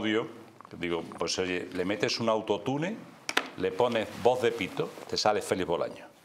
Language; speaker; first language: Spanish; native; Spanish